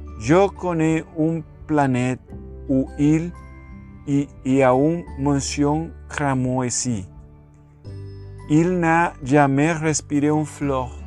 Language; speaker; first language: French; non-native, learner; Spanish